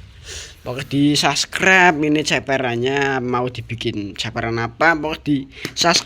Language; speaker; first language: Indonesian; non-native, local second language; Javanese